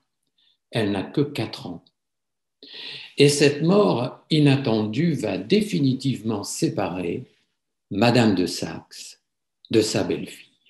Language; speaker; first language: French; native; French